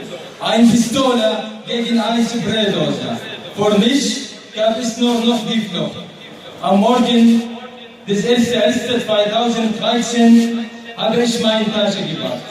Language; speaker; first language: German; non-native, learner; Arabic